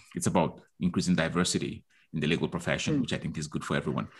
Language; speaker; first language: English; non-native, local second language; Igbo